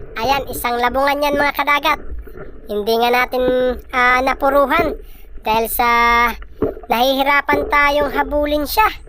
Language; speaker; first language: Filipino; non-native, local second language; Cebuano